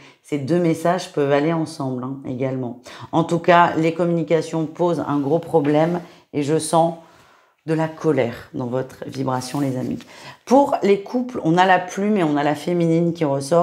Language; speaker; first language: French; native; French